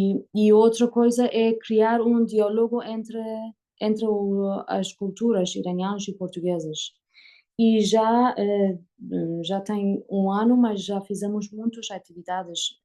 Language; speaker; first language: Portuguese; non-native, learner; Persian